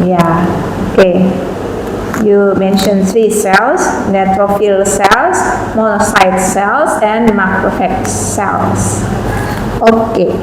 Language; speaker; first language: English; non-native, fluent; Indonesian